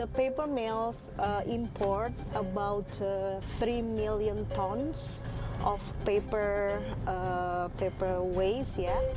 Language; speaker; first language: English; non-native, fluent; Indonesian